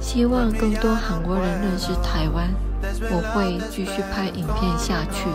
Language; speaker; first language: Chinese; non-native, fluent; Korean